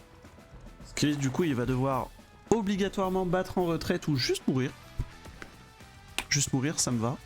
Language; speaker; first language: French; native; French